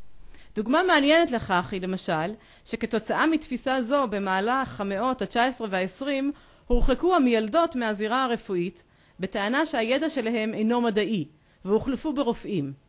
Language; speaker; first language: Hebrew; native; Hebrew